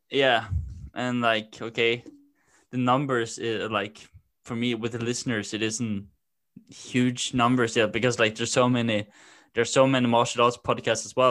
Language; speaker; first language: English; non-native, fluent; Norwegian